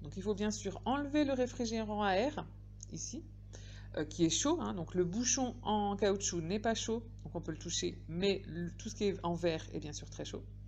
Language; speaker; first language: French; native; French